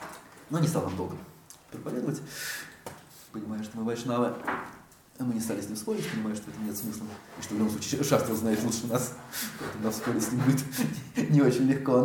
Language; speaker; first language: Russian; native; Russian